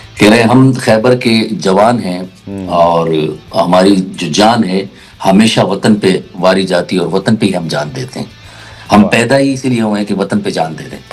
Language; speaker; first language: Urdu; non-native, local second language; Pashto